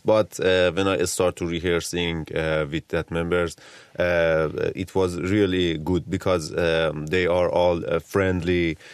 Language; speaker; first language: English; non-native, learner; Persian